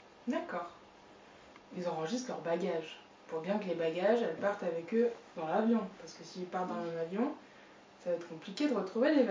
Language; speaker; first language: French; native; French